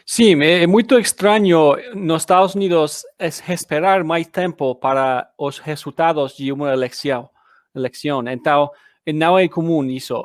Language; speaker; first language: Portuguese; non-native, learner; English